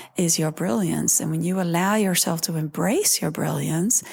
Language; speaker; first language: English; early bilingual, other home language; Dutch